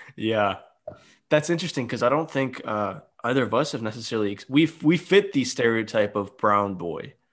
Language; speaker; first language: English; early bilingual, other home language; Hindi